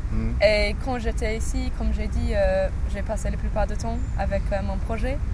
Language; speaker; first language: French; non-native, learner; English